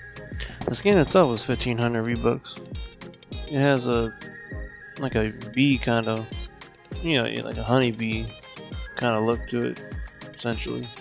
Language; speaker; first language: English; native; English